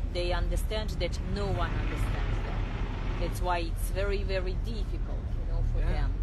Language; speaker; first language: English; non-native, learner; Russian